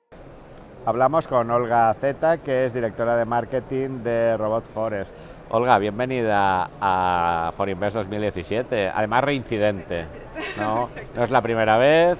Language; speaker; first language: Spanish; native; Spanish